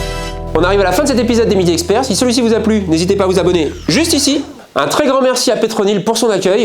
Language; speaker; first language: French; native; French